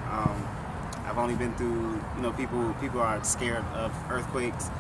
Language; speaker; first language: English; native; English